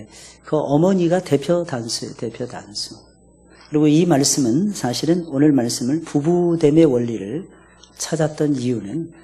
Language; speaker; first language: Korean; native; Korean